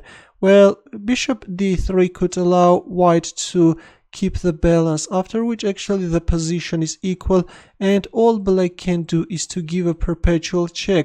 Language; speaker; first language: English; non-native, fluent; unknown